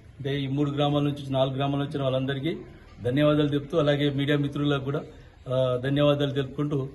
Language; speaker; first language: Telugu; non-native, local second language; Lambadi